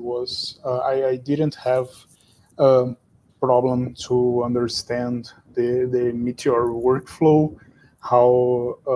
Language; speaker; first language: English; non-native, fluent; Portuguese